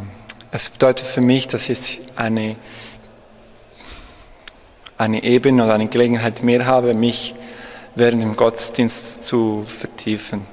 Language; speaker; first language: German; early bilingual, other home language; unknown